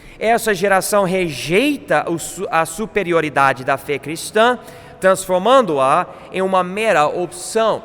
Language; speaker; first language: Portuguese; non-native, fluent; English